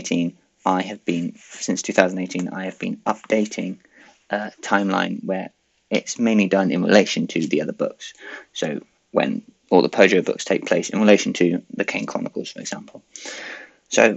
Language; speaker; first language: English; native; English